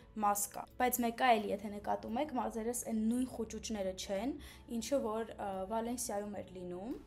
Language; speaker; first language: Armenian; early bilingual, heritage; Armenian